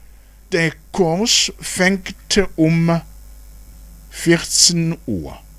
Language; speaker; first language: German; non-native, fluent; Rundi